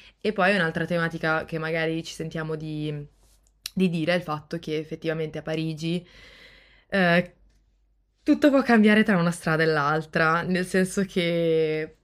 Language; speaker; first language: Italian; native; Italian